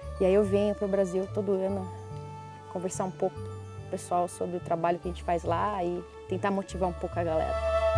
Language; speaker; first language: Portuguese; native; Portuguese